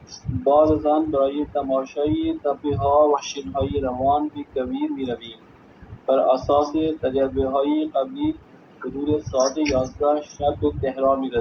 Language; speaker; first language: Persian; non-native, learner; Urdu